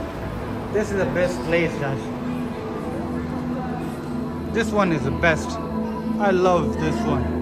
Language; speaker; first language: English; non-native, local second language; Hindi